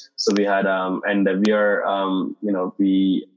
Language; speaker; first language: English; non-native, local second language; Tamil